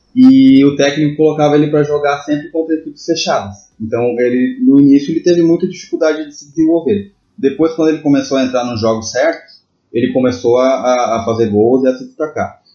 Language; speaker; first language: Portuguese; native; Portuguese